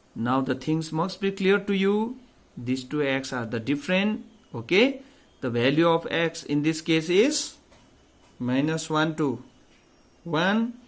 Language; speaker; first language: English; non-native, local second language; Nepali